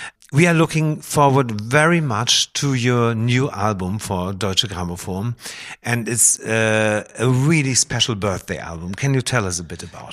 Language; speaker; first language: English; non-native, fluent; German